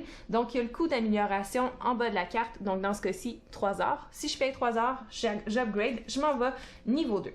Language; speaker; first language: French; native; French